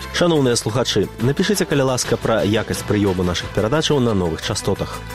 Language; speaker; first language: Belarusian; native; Belarusian